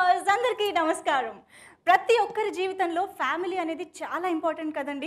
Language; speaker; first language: Telugu; native; Telugu